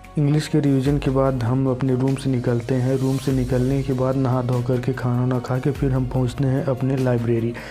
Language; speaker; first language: Hindi; native; Hindi